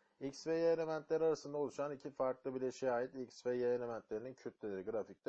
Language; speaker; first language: Turkish; native; Turkish